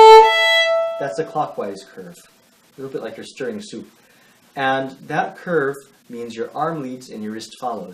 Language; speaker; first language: English; native; English